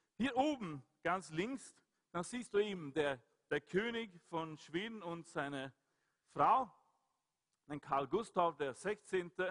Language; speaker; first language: German; non-native, fluent; Swedish